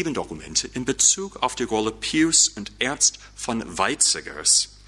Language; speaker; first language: German; non-native, fluent; English